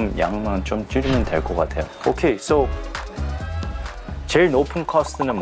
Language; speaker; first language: Korean; early bilingual, heritage; English